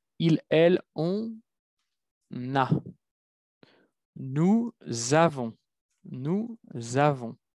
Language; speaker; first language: French; non-native, fluent; Spanish